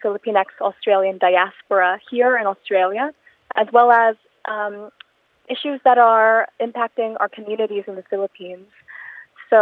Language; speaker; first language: English; non-native, local second language; Filipino